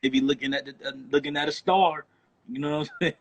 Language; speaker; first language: English; native; English